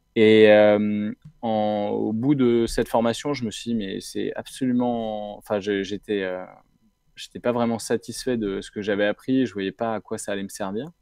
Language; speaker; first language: French; native; French